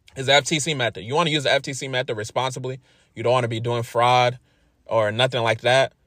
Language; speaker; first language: English; native; English